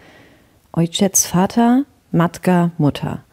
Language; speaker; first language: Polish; non-native, learner; German